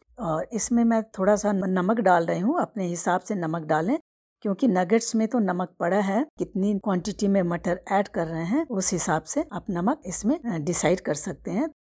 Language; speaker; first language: Hindi; native; Hindi